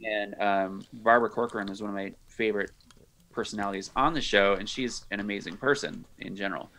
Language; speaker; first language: English; native; English